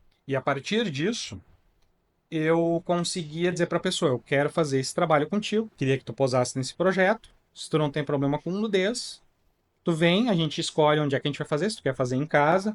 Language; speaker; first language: Portuguese; native; Portuguese